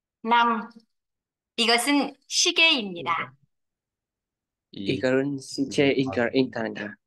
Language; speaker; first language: Korean; non-native, learner; Vietnamese